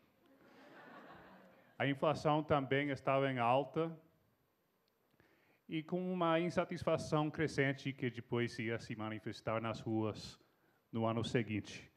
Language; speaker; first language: Portuguese; non-native, fluent; English